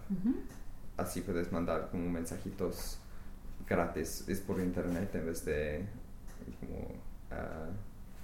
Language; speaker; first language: Spanish; non-native, fluent; English